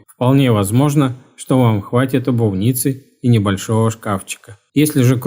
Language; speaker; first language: Russian; native; Russian